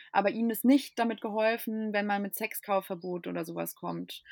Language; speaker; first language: German; non-native, fluent; English